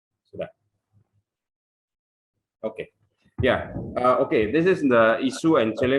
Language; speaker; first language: English; non-native, local second language; Indonesian